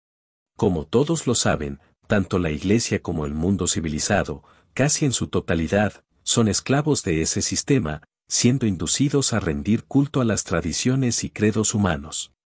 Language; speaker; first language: Spanish; native; Spanish